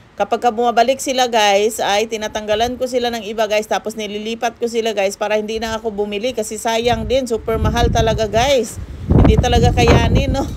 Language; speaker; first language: Filipino; non-native, local second language; Cebuano